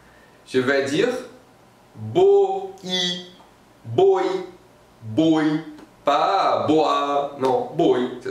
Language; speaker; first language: French; non-native, fluent; Portuguese